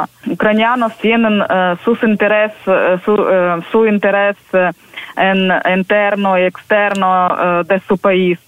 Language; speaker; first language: Spanish; non-native, learner; Ukrainian